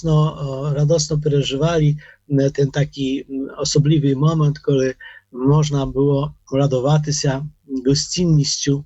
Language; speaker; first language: Polish; non-native, learner; Ukrainian